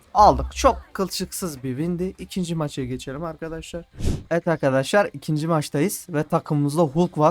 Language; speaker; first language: Turkish; native; Turkish